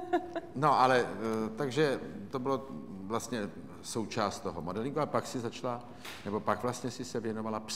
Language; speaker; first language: Czech; native; Czech